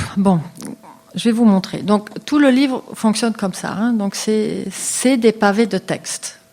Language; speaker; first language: French; non-native, local second language; Luxembourgish